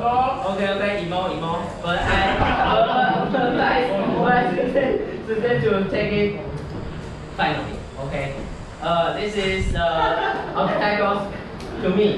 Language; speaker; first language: English; non-native, learner; Chinese